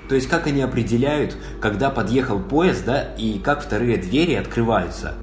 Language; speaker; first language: Russian; native; Russian